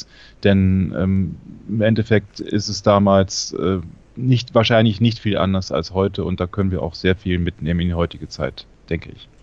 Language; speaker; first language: German; native; German